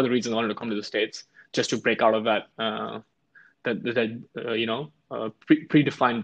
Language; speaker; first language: English; non-native, local second language; Hindi